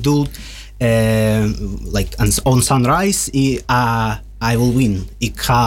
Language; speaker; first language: Dutch; non-native, learner; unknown